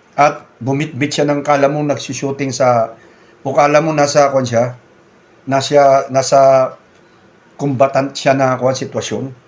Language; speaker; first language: Filipino; non-native, local second language; Cebuano